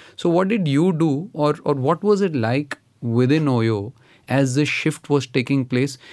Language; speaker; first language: English; non-native, local second language; Hindi